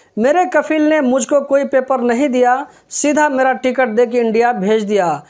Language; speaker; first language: Hindi; native; Hindi